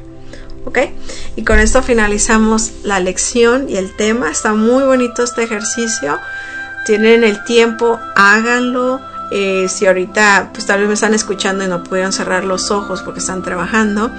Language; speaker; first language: Spanish; native; Spanish